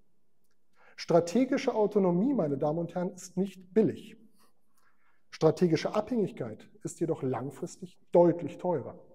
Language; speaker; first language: German; native; German